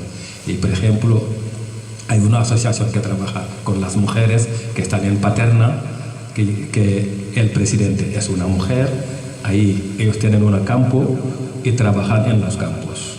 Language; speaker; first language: Spanish; non-native, fluent; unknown